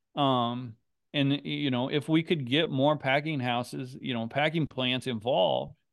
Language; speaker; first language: English; native; English